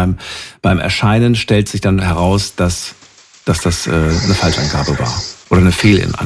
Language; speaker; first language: German; native; German